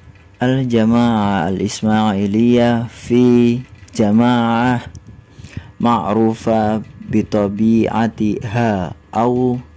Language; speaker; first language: Arabic; non-native, learner; Indonesian